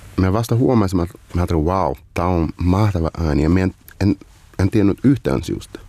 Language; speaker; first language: Finnish; non-native, fluent; Portuguese